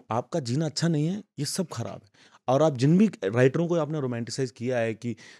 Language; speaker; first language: Hindi; native; Hindi